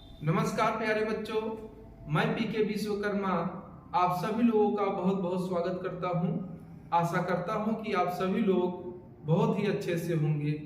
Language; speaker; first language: Hindi; native; Hindi